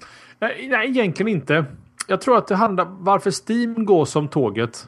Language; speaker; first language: Swedish; native; Swedish